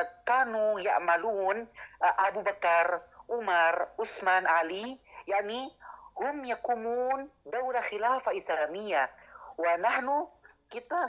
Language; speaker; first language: Arabic; non-native, learner; Indonesian